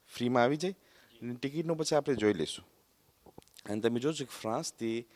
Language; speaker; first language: Gujarati; early bilingual, heritage; Gujarati